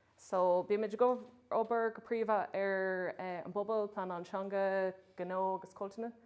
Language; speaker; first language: Irish; non-native, local second language; English